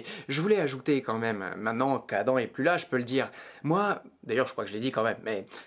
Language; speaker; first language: French; native; French